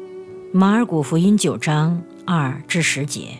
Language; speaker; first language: Chinese; native; Chinese